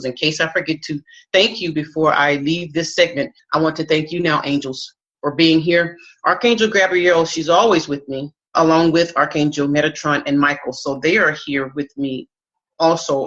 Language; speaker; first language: English; native; English